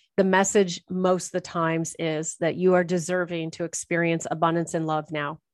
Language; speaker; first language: English; native; English